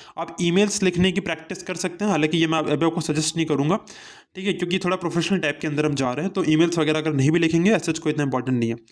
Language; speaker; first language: Hindi; native; Hindi